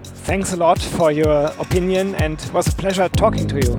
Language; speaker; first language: English; non-native, fluent; German